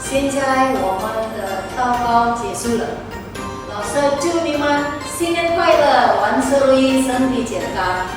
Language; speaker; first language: Chinese; non-native, fluent; Indonesian